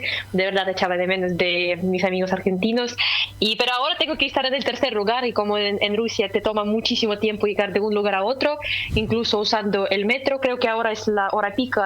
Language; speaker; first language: Spanish; non-native, fluent; Russian